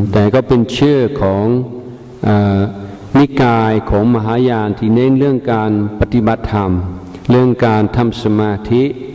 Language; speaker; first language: Thai; non-native, fluent; English